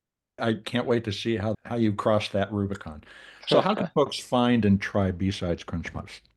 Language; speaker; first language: English; native; English